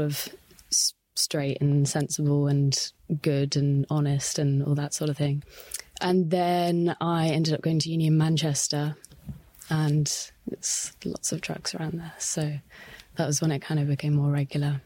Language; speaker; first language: English; native; English